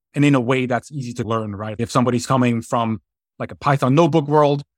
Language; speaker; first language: English; non-native, fluent; German